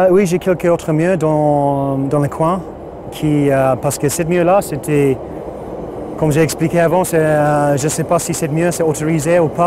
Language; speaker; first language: French; non-native, fluent; English